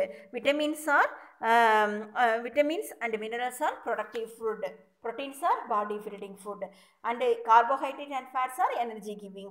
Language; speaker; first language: English; non-native, local second language; Tamil